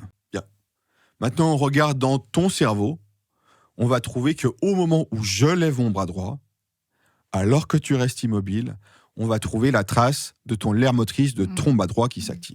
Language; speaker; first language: French; native; French